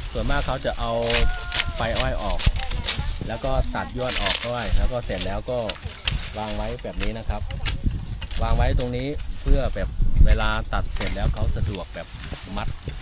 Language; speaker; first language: Thai; non-native, fluent; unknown